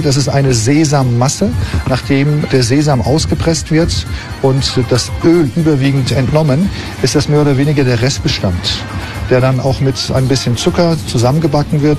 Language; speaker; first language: German; non-native, fluent; Turkish